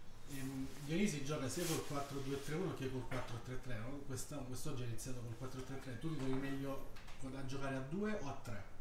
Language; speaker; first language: Italian; native; Italian